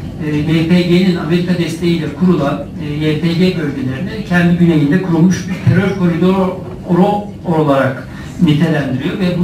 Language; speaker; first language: Turkish; native; Turkish